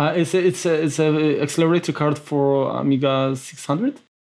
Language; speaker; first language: English; non-native, fluent; Polish